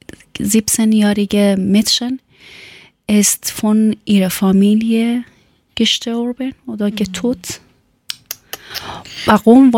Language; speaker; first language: German; non-native, local second language; Persian